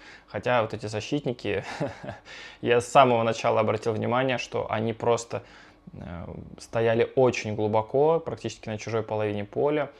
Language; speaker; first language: Russian; native; Russian